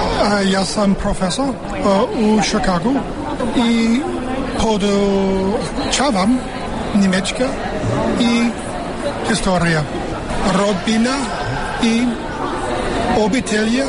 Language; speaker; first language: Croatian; non-native, learner; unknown